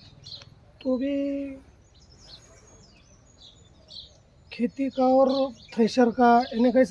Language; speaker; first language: Hindi; non-native, local second language; Marathi